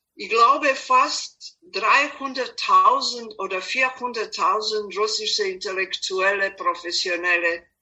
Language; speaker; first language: German; non-native, fluent; Serbian